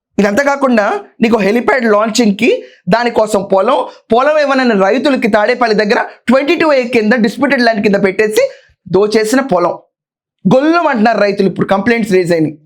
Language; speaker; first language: Telugu; native; Telugu